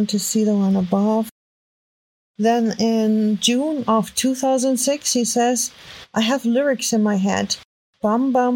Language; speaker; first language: English; non-native, fluent; German